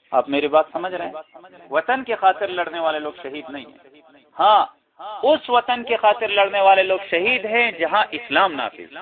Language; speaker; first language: Urdu; non-native, local second language; Pashto